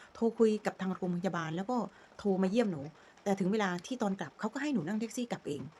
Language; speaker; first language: Thai; native; Thai